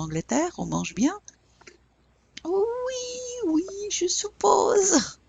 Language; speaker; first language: French; non-native, fluent; English